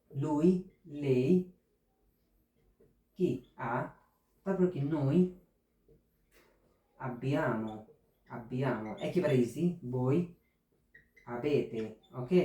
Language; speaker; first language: Italian; non-native, fluent; Bangla